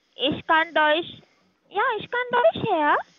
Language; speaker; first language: German; non-native, learner; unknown